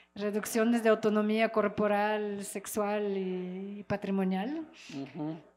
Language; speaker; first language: Spanish; non-native, fluent; French